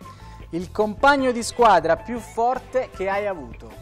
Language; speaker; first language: Italian; native; Italian